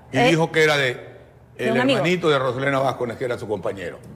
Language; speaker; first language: Spanish; native; Spanish